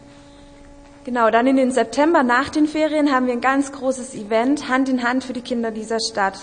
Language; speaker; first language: German; native; German